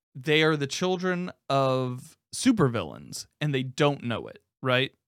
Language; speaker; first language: English; native; English